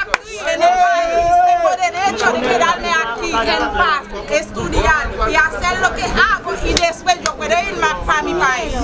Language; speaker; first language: Spanish; non-native, fluent; Haitian Creole